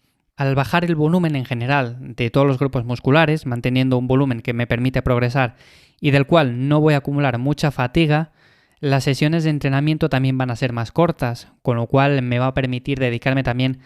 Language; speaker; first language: Spanish; native; Spanish